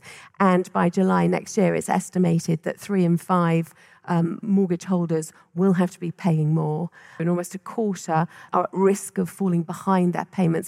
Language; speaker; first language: English; native; English